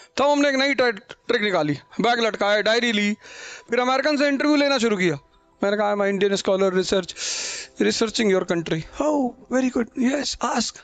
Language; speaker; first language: Hindi; native; Hindi